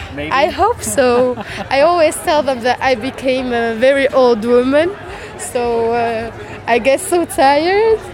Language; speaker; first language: English; non-native, fluent; Arabic